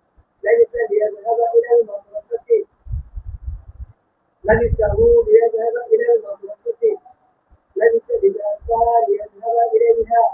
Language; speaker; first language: Arabic; non-native, learner; Bangla